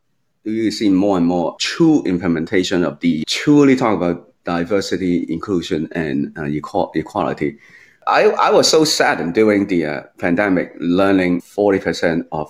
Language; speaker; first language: English; non-native, local second language; Cantonese